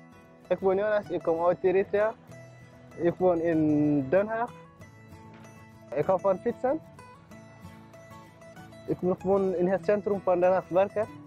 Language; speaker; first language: Dutch; non-native, learner; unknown